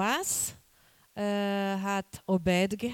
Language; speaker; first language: German; non-native, learner; Portuguese